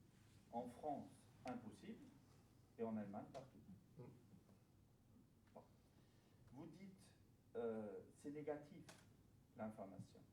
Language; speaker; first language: French; non-native, fluent; German